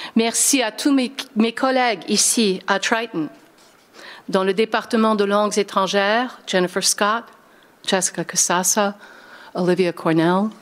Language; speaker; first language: French; non-native, fluent; English